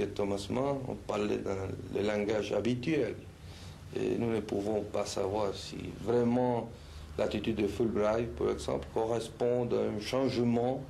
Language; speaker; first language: French; non-native, learner; Spanish